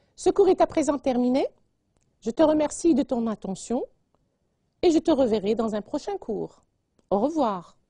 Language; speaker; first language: French; non-native, local second language; Arabic